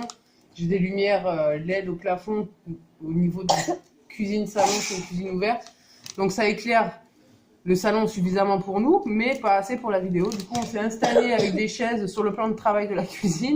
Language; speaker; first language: French; native; French